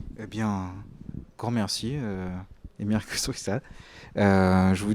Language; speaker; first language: French; native; French